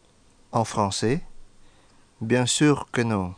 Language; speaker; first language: French; non-native, fluent; Indonesian